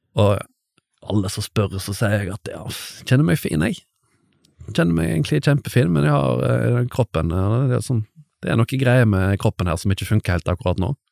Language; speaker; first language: Norwegian; native; Norwegian